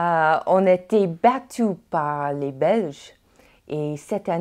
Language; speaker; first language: French; non-native, fluent; English